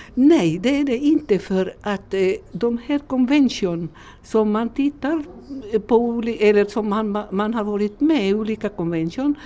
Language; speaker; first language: Swedish; non-native, fluent; Spanish